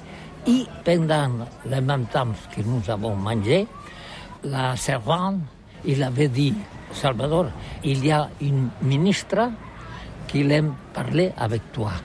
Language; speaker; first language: French; non-native, learner; Catalan